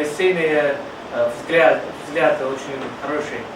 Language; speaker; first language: Russian; non-native, learner; Chinese